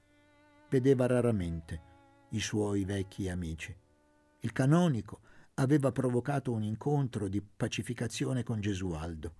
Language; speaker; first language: Italian; native; Italian